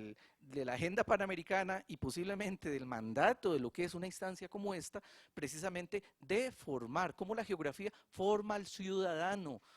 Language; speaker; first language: Spanish; native; Spanish